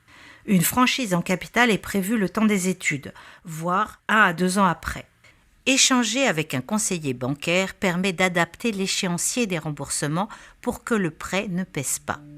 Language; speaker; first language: French; native; French